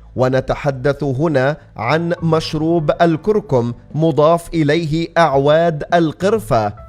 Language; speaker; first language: Arabic; native; Arabic